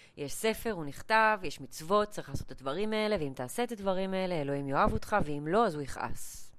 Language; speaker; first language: Hebrew; early bilingual, other home language; English